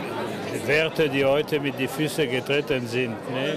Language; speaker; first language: German; non-native, fluent; French